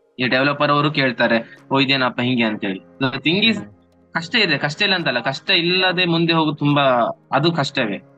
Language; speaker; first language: Kannada; native; Kannada